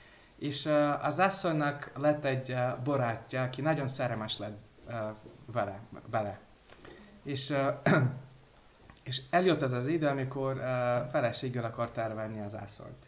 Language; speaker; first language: Hungarian; non-native, learner; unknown